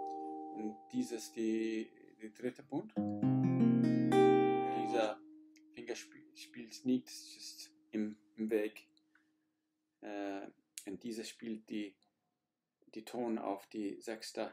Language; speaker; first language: German; non-native, learner; English